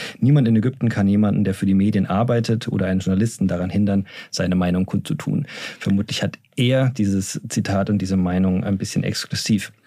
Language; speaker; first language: German; native; German